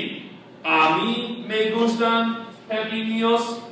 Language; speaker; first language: Spanish; non-native, fluent; English